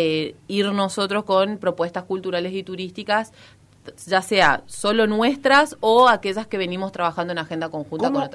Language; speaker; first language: Spanish; native; Spanish